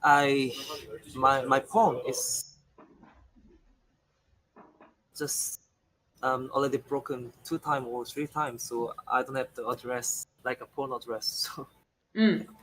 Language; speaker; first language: English; non-native, learner; Korean